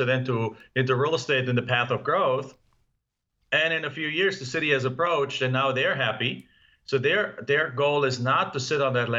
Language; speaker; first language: English; non-native, fluent; German